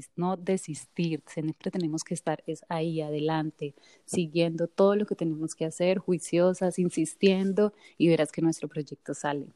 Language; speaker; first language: Spanish; native; Spanish